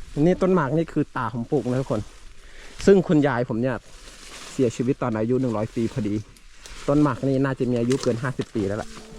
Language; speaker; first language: Thai; non-native, local second language; Karen languages